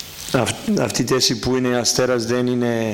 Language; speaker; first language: Greek; non-native, fluent; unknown